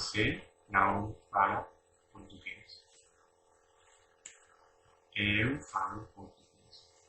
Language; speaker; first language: Portuguese; non-native, learner; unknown